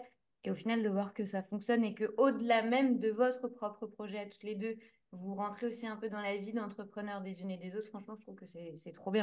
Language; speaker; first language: French; native; French